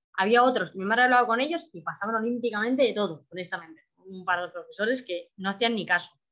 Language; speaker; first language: Spanish; native; Spanish